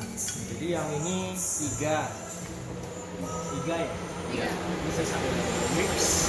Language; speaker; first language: Indonesian; non-native, learner; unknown